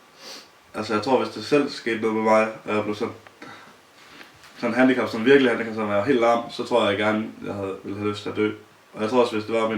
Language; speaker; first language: Danish; native; Danish